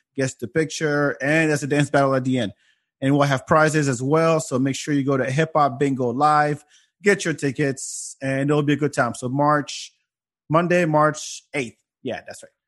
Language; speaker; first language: English; non-native, fluent; Wolof